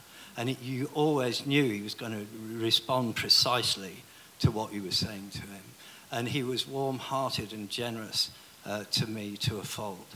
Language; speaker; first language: English; native; English